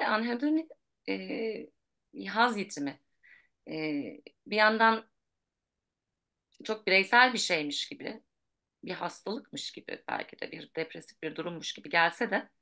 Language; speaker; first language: Turkish; native; Turkish